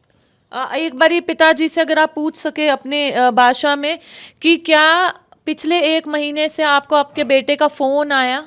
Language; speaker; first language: Hindi; native; Hindi